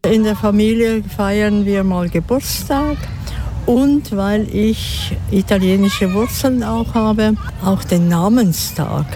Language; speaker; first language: German; non-native, fluent; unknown